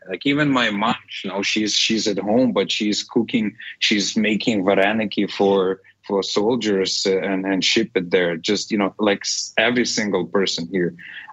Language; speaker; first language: English; non-native, fluent; Ukrainian